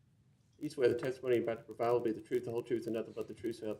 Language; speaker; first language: English; native; English